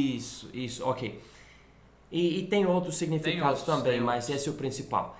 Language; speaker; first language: Portuguese; non-native, fluent; English